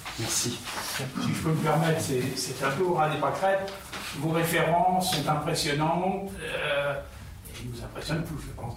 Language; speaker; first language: French; early bilingual, heritage; Russian